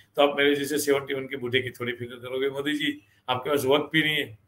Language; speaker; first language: Hindi; non-native, local second language; Gujarati